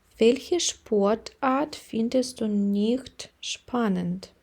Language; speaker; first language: German; non-native, fluent; Ukrainian